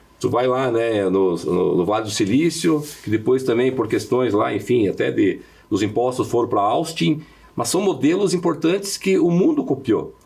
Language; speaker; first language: Portuguese; native; Portuguese